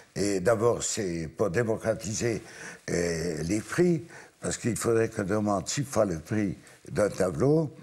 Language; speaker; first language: French; non-native, fluent; Hungarian